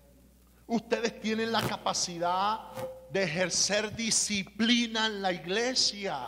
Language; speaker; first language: Spanish; native; Spanish